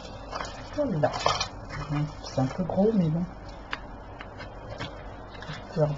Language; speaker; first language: French; native; French